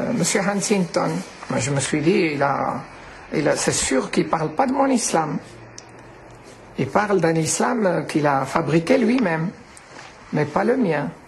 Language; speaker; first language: French; non-native, local second language; Arabic